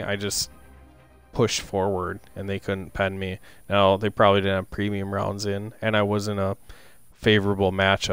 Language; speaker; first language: English; native; English